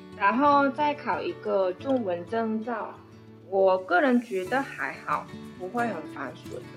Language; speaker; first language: Chinese; non-native, fluent; Vietnamese